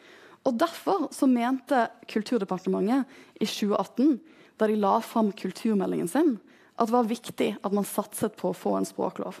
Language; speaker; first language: Norwegian; native; Norwegian